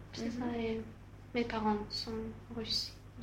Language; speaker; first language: French; non-native, learner; Russian